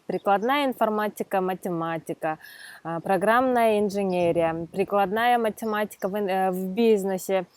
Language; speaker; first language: Russian; non-native, local second language; Kyrgyz